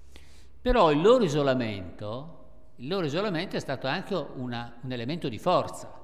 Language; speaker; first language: Italian; native; Italian